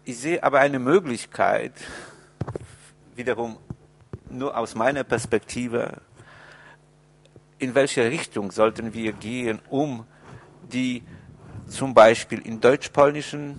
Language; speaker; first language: German; non-native, fluent; Polish